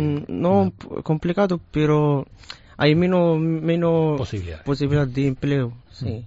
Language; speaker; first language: Spanish; non-native, learner; Arabic